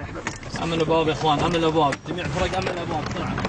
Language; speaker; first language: Arabic; native; Arabic